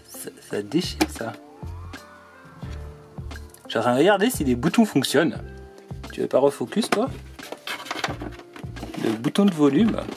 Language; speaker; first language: French; native; French